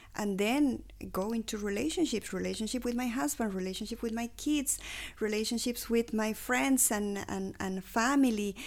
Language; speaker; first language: English; non-native, fluent; Spanish